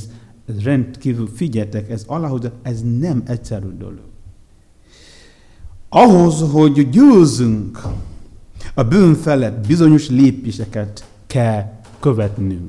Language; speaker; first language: Hungarian; non-native, fluent; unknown